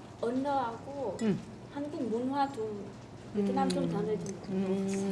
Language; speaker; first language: Korean; non-native, learner; Vietnamese